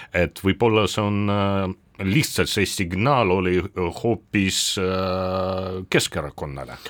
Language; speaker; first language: Estonian; non-native, local second language; Russian